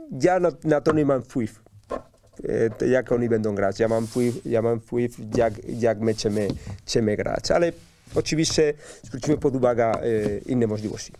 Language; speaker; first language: Polish; non-native, learner; Spanish